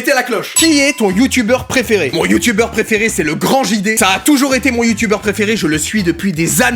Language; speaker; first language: French; native; French